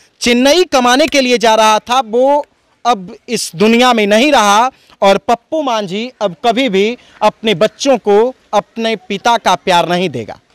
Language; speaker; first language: Hindi; native; Hindi